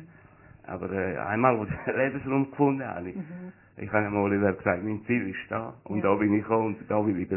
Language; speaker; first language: German; non-native, learner; Italian